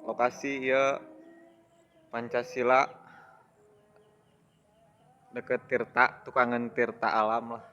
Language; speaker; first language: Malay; non-native, local second language; Sundanese